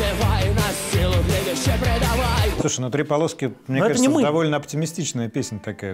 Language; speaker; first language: Russian; native; Russian